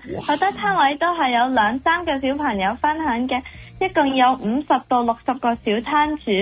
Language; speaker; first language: Cantonese; early bilingual, heritage; Cantonese